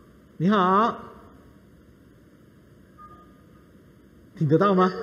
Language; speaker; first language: Chinese; non-native, fluent; Thai